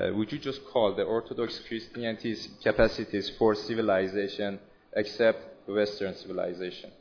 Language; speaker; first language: English; non-native, learner; Persian